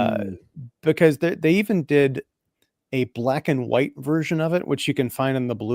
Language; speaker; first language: English; native; English